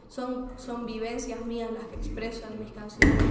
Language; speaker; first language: Spanish; native; Spanish